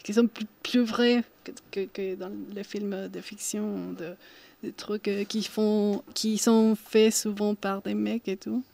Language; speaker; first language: French; non-native, fluent; Spanish